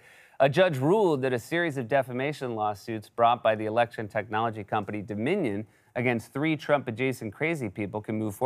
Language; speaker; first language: English; native; English